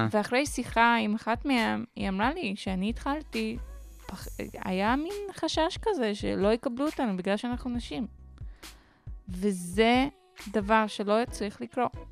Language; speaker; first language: Hebrew; non-native, local second language; Arabic